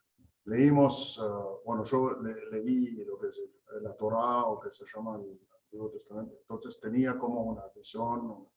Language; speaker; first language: Spanish; non-native, fluent; Arabic